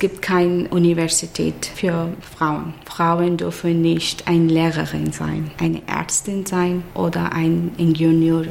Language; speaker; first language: German; non-native, learner; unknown